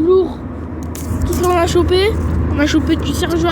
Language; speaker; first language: French; native; French